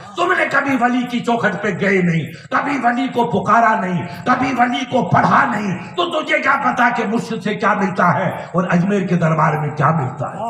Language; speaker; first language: Urdu; non-native, local second language; Sindhi